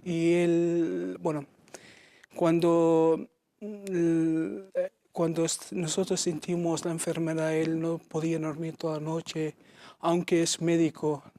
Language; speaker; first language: Spanish; non-native, learner; Arabic